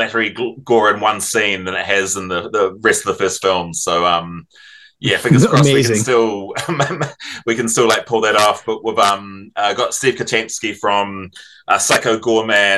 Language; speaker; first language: English; native; English